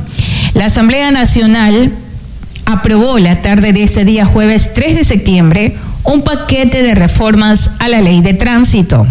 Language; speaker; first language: Spanish; native; Spanish